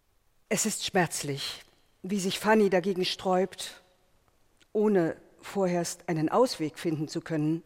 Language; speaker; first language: German; native; German